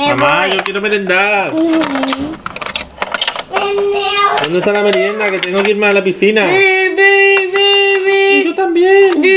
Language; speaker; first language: Spanish; native; Spanish